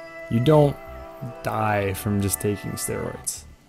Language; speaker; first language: English; native; English